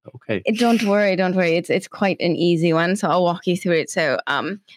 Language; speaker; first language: English; non-native, fluent; Danish